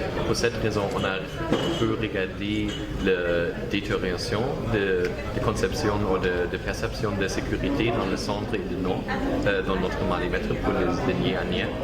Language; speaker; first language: French; non-native, learner; German